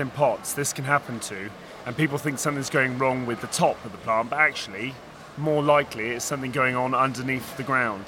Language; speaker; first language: English; native; English